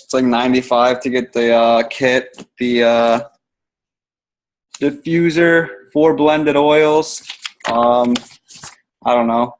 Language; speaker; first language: English; native; English